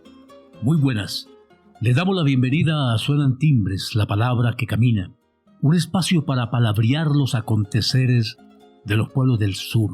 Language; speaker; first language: Spanish; native; Spanish